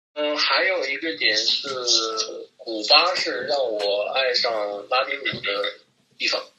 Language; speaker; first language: Chinese; native; Chinese